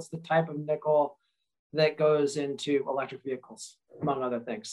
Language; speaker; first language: English; native; English